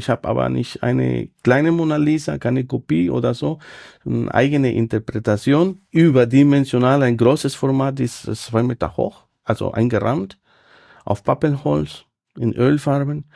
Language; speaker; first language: German; non-native, fluent; Spanish